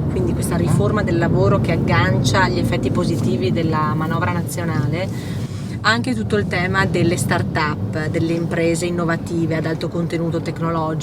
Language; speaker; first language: Italian; native; Italian